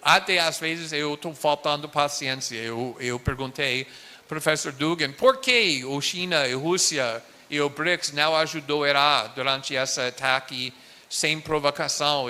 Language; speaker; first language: Portuguese; non-native, fluent; English